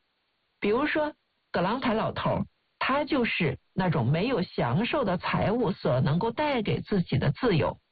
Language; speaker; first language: Chinese; native; Chinese